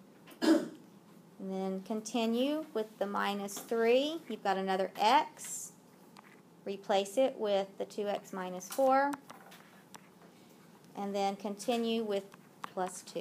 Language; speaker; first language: English; native; English